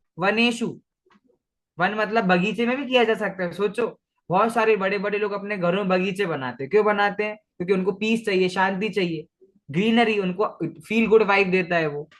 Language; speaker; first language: Hindi; non-native, local second language; Marathi